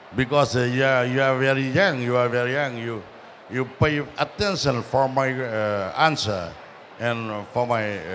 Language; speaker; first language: English; non-native, learner; Vietnamese